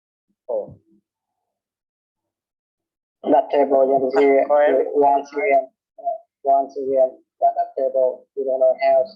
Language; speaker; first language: English; non-native, learner; Vietnamese